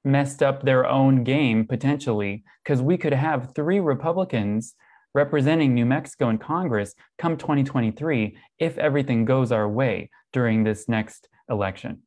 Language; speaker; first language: English; native; English